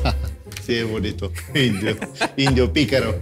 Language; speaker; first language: Spanish; early bilingual, heritage; Spanish